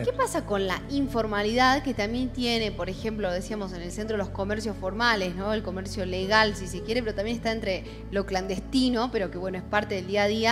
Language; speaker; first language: Spanish; native; Spanish